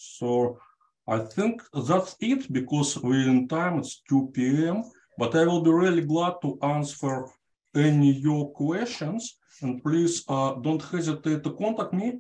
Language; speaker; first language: English; non-native, fluent; Russian